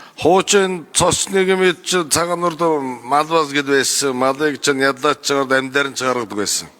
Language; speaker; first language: Mongolian; non-native, local second language; Kazakh